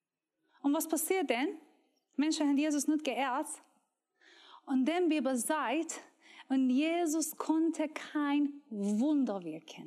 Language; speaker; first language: German; non-native, learner; Persian